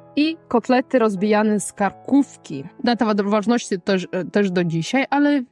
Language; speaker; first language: Polish; non-native, fluent; Kazakh